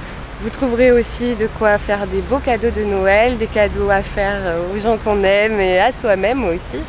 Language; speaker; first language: French; native; French